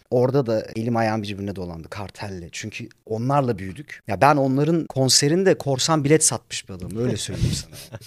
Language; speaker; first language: Turkish; native; Turkish